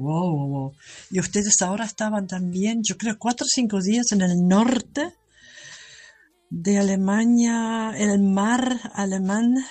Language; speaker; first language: Spanish; non-native, fluent; German